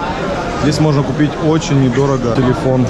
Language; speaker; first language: Russian; native; Russian